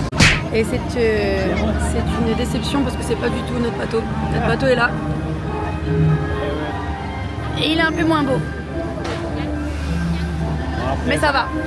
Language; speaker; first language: French; native; French